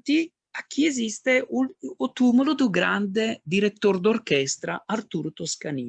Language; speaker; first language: Portuguese; non-native, learner; Italian